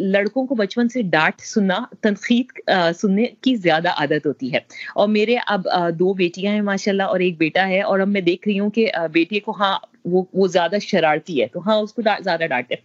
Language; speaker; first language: Urdu; native; Urdu